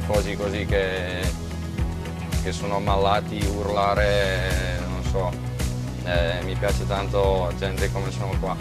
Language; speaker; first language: Italian; non-native, learner; Slovak